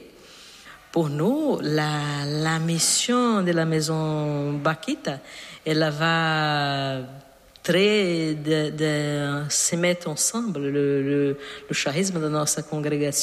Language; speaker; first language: French; non-native, learner; Portuguese